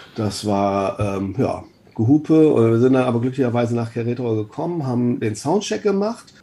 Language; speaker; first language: German; native; German